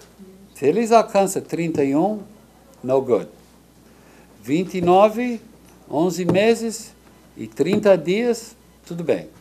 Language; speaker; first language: Portuguese; non-native, fluent; English